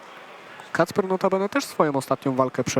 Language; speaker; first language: Polish; native; Polish